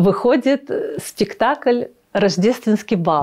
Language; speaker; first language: Russian; native; Russian